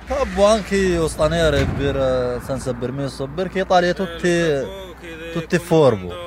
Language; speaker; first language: Italian; non-native, learner; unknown